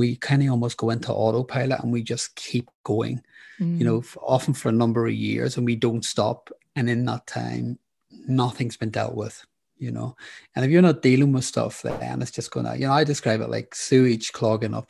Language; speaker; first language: English; native; English